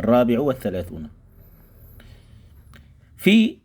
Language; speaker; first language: Arabic; non-native, fluent; Indonesian